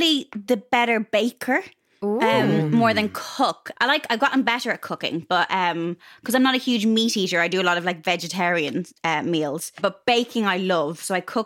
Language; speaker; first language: English; native; English